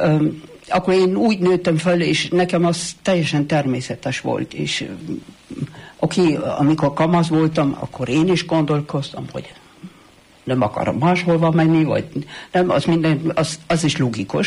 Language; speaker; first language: Hungarian; early bilingual, heritage; Hungarian